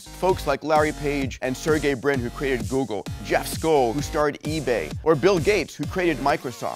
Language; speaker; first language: English; native; English